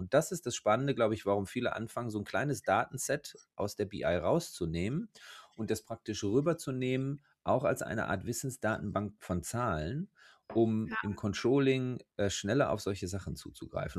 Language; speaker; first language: German; native; German